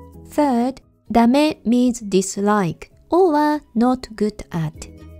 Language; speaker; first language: English; non-native, fluent; Japanese